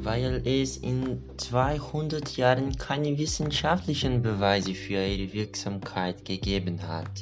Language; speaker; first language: German; non-native, learner; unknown